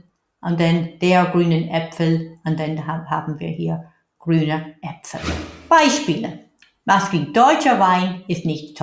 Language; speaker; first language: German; non-native, fluent; English